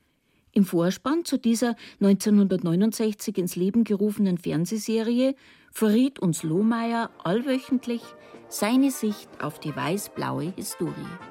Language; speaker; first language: German; native; German